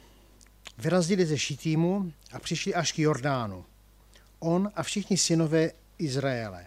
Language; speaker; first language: Czech; native; Czech